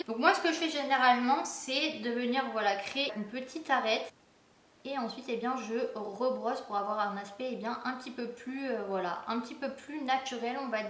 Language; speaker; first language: French; native; French